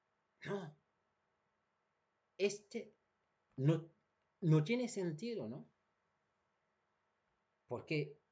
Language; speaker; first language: Spanish; non-native, fluent; Haitian Creole